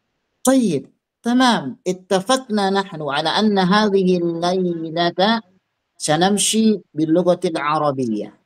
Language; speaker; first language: Arabic; non-native, fluent; Indonesian